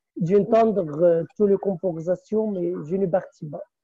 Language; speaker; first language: French; non-native, learner; Arabic